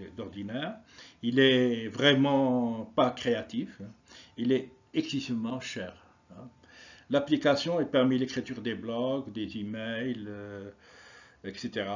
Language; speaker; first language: French; non-native, local second language; Arabic